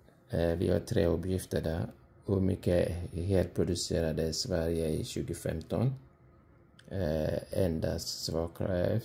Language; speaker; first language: Swedish; non-native, fluent; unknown